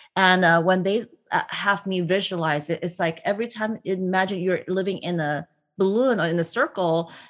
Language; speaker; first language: English; non-native, local second language; Cantonese